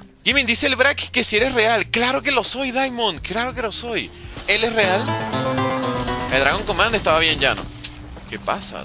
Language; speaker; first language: Spanish; native; Spanish